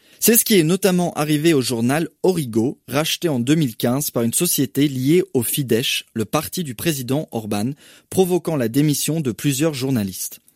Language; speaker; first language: French; native; French